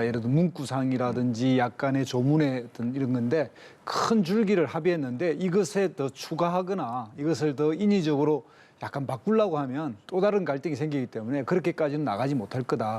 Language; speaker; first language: Korean; native; Korean